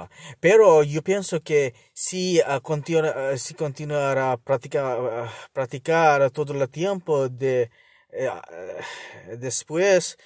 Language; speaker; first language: Spanish; non-native, learner; Bangla